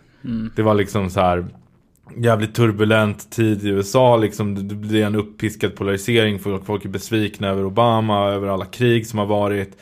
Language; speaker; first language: Swedish; native; Swedish